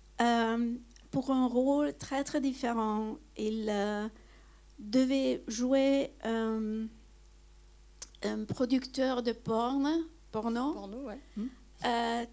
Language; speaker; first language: French; non-native, fluent; Hungarian